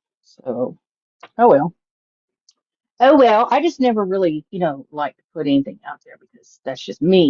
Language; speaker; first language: English; native; English